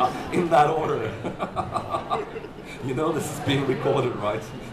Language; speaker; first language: English; non-native, fluent; Swedish